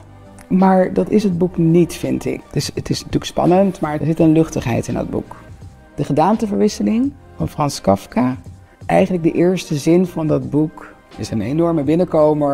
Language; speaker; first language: Dutch; native; Dutch